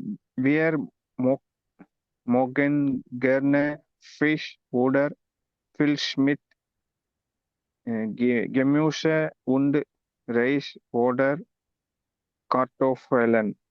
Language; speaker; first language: German; non-native, learner; Tamil